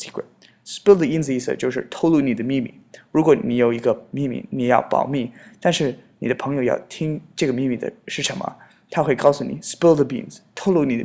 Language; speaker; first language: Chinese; non-native, fluent; English